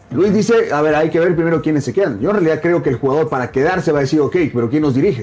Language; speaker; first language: Spanish; native; Spanish